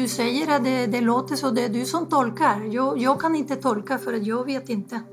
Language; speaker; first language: Swedish; non-native, fluent; Spanish